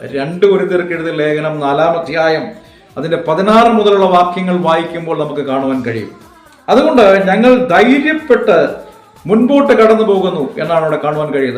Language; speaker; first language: Malayalam; native; Malayalam